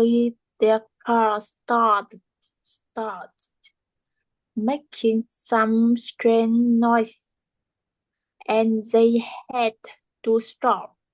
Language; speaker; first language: English; non-native, learner; Vietnamese